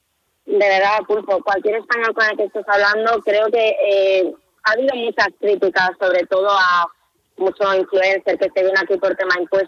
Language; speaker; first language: Spanish; native; Spanish